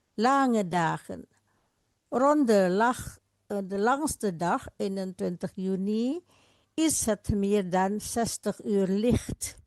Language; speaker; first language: Dutch; non-native, fluent; Indonesian